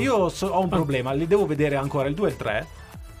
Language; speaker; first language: Italian; native; Italian